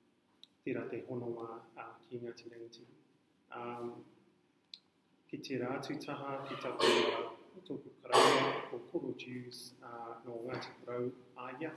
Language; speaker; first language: Māori; non-native, learner; English